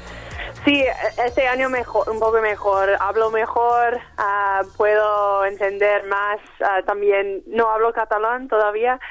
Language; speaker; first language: Spanish; non-native, fluent; English